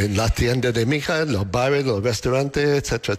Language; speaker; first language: Spanish; non-native, fluent; English